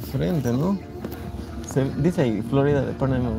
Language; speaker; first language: Spanish; native; Spanish